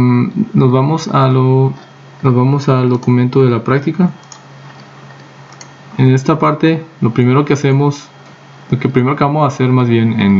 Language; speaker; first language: Spanish; native; Spanish